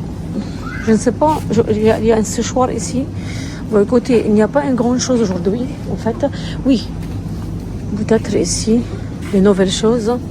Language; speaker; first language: French; non-native, learner; Arabic